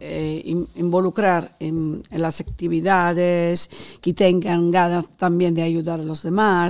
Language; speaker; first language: Spanish; non-native, fluent; Italian